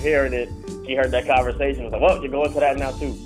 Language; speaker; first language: English; native; English